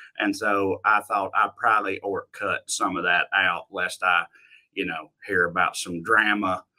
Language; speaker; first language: English; native; English